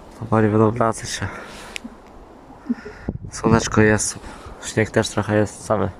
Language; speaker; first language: Polish; native; Polish